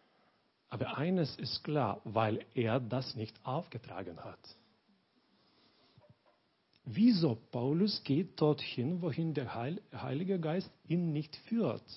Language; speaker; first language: German; non-native, learner; Lithuanian